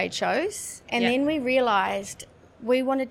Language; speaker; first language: English; native; English